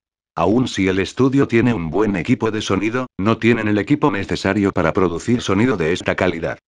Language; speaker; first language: Spanish; native; Spanish